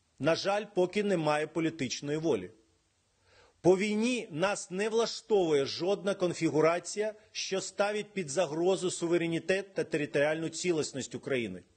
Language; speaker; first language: Ukrainian; non-native, local second language; Russian